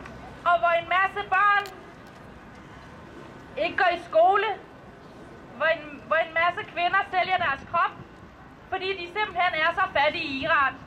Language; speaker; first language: Danish; early bilingual, other home language; Persian